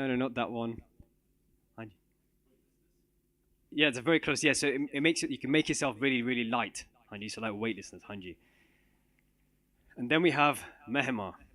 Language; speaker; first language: English; non-native, local second language; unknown